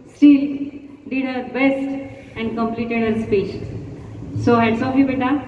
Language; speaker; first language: English; non-native, local second language; Marathi